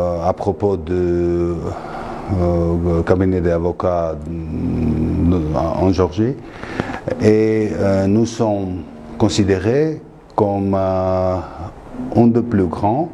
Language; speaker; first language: French; non-native, fluent; Georgian